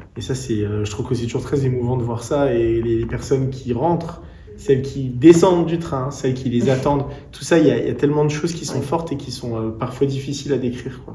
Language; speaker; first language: French; native; French